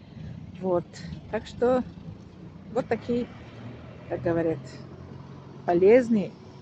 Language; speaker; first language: Russian; non-native, learner; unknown